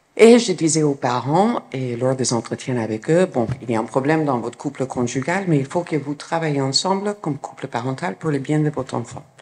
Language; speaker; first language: French; non-native, fluent; English